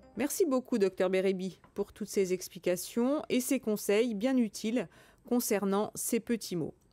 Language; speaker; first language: French; native; French